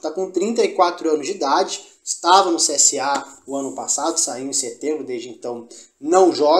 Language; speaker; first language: Portuguese; native; Portuguese